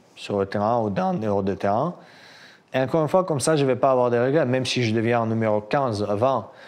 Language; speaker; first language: French; non-native, fluent; Russian